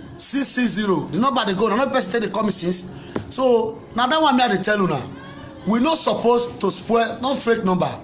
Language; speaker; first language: Nigerian Pidgin; native; Nigerian Pidgin